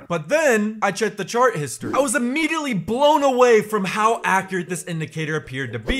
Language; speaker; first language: English; native; English